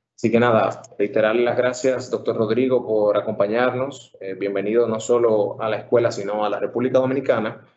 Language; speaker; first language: Spanish; native; Spanish